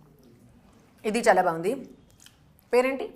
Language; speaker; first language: Telugu; non-native, learner; Hindi